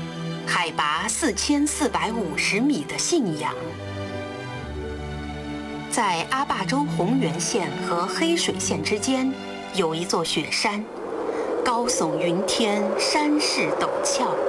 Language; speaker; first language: Chinese; native; Chinese